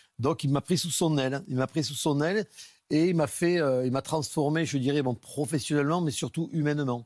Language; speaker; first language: French; native; French